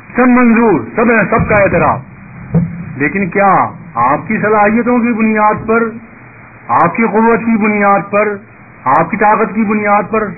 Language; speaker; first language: Urdu; native; Urdu